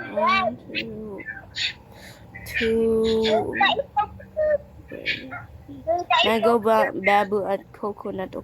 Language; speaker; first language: English; non-native, local second language; Filipino